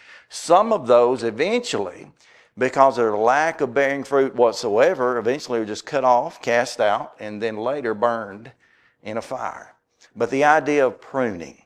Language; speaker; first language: English; native; English